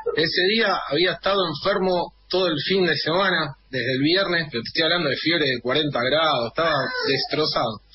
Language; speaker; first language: Spanish; native; Spanish